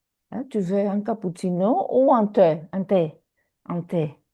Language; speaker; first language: French; non-native, fluent; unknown